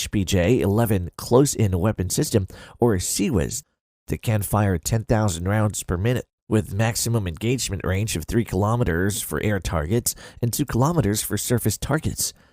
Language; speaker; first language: English; non-native, fluent; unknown